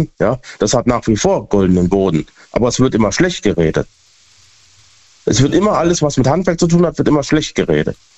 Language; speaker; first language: German; native; German